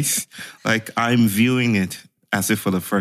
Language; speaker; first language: English; non-native, local second language; Yoruba